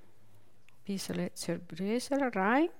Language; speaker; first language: German; non-native, learner; Italian